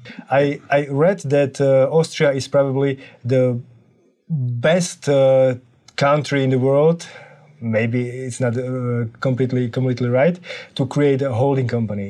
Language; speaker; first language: English; non-native, fluent; Slovak